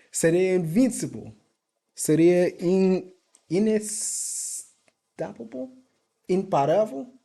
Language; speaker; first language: Portuguese; non-native, fluent; English